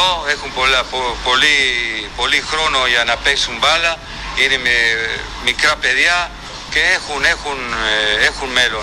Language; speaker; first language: Greek; non-native, fluent; Spanish